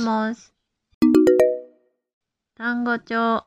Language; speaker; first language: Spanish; non-native, fluent; Japanese